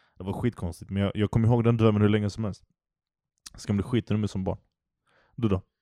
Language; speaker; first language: Swedish; early bilingual, other home language; Turkish